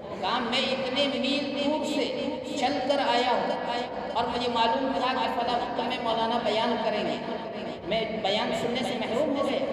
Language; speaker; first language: Urdu; non-native, local second language; Gujarati